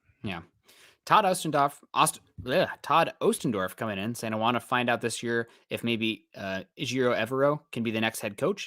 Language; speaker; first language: English; native; English